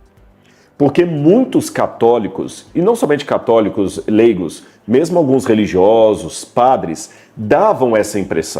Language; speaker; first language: Portuguese; native; Portuguese